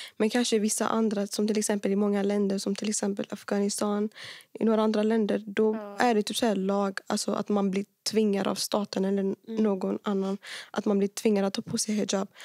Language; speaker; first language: Swedish; early bilingual, other home language; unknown